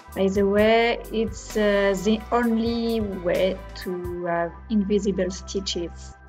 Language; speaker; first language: English; non-native, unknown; French